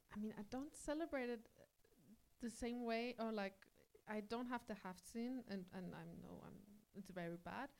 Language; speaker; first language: English; early bilingual, heritage; English